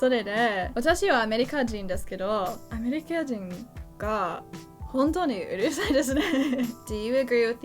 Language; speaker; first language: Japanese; non-native, learner; English